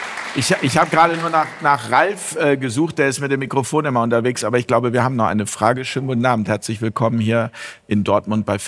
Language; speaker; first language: German; native; German